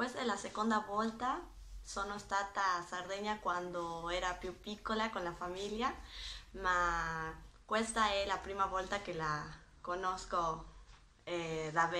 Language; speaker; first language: Italian; non-native, learner; Spanish